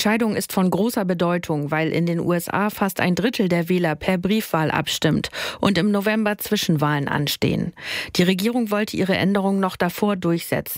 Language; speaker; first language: German; native; German